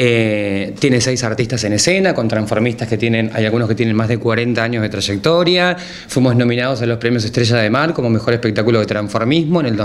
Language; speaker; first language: Spanish; native; Spanish